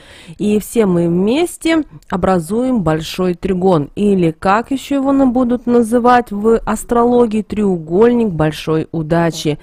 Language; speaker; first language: Russian; native; Russian